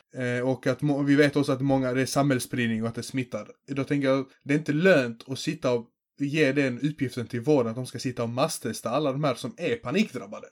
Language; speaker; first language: Swedish; early bilingual, other home language; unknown